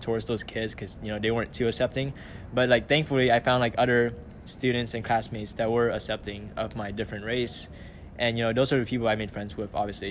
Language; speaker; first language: English; early bilingual, other home language; Vietnamese